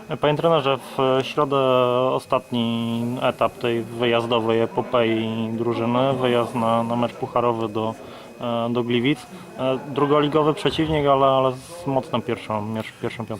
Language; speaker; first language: Polish; native; Polish